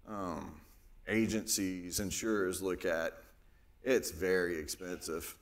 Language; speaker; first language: English; native; English